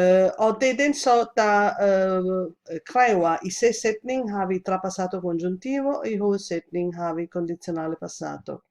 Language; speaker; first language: Danish; non-native, fluent; Italian